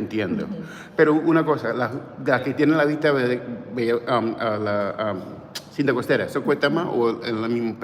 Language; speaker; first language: Spanish; early bilingual, heritage; English